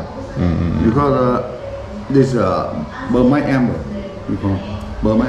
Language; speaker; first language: English; non-native, learner; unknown